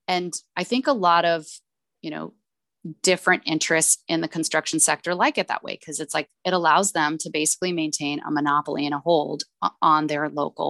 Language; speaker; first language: English; native; English